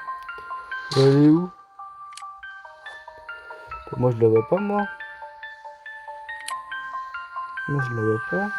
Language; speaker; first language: French; native; French